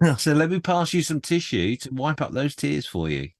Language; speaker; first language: English; native; English